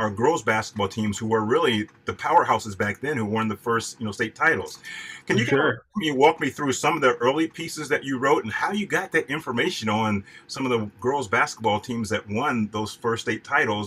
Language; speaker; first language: English; native; English